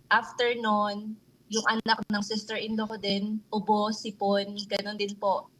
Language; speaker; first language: Filipino; native; Filipino